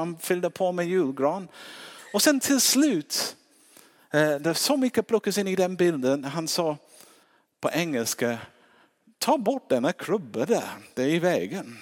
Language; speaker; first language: Swedish; non-native, fluent; English